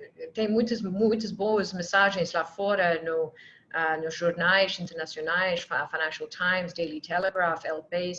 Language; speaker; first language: Portuguese; non-native, fluent; English